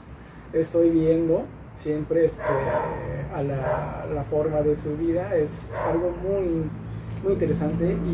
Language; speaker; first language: Spanish; non-native, learner; Japanese